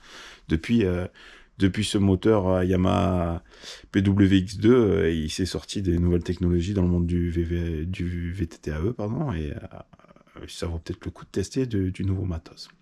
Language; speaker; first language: French; native; French